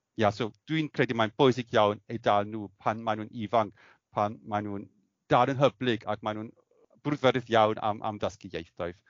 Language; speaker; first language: Welsh; non-native, fluent; German